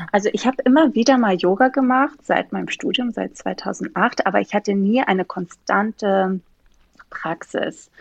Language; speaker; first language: German; non-native, fluent; Greek